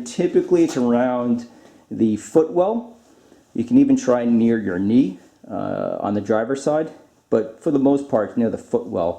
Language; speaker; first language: English; native; English